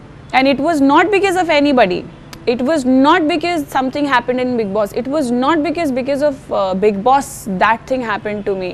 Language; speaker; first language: English; non-native, local second language; Hindi